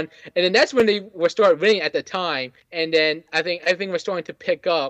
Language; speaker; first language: English; native; English